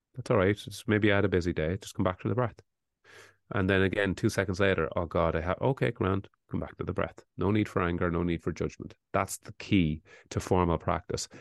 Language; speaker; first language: English; native; English